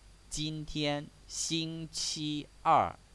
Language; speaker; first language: Chinese; non-native, learner; Hmong